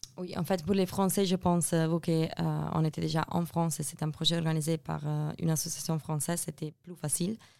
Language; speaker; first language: French; non-native, fluent; Italian